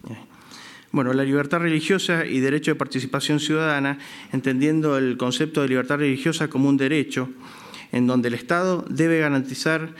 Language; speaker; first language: Spanish; native; Spanish